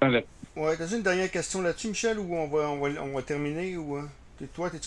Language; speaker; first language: French; native; French